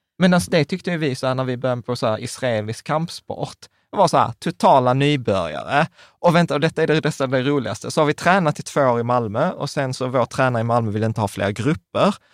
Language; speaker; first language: Swedish; early bilingual, other home language; Czech